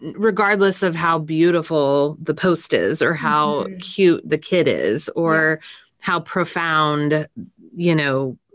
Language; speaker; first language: English; native; English